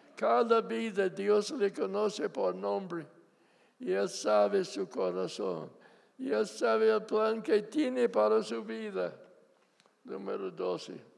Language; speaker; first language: Spanish; non-native, fluent; English